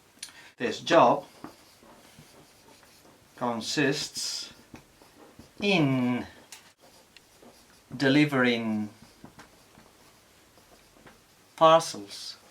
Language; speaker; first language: English; non-native, fluent; Spanish